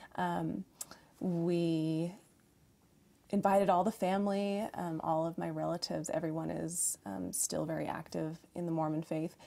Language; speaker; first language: English; native; English